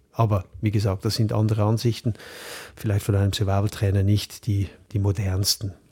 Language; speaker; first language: German; native; German